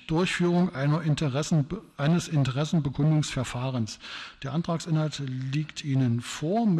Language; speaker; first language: German; native; German